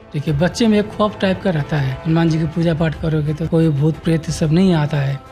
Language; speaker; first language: Hindi; non-native, local second language; Bhojpuri